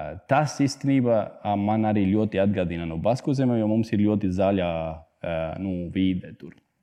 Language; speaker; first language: Latvian; non-native, fluent; Spanish